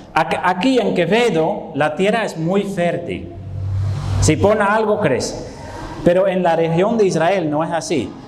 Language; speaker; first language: Spanish; non-native, fluent; Dutch